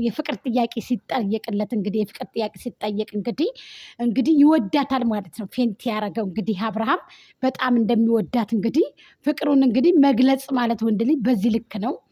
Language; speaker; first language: Amharic; native; Amharic